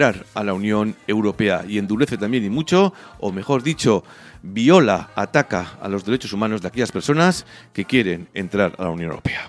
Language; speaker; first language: Spanish; native; Spanish